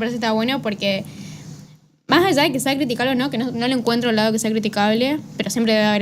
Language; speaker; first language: Spanish; native; Spanish